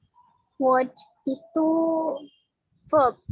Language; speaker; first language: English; non-native, learner; Indonesian